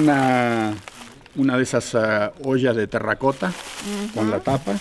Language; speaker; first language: Spanish; native; Spanish